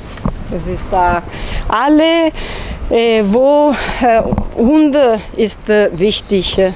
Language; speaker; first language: German; non-native, learner; Italian